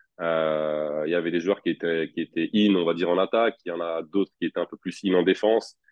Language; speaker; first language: French; native; French